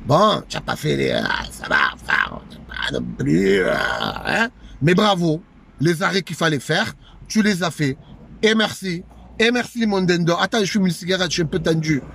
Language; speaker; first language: French; native; French